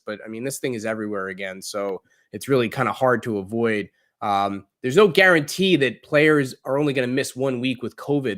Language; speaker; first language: English; native; English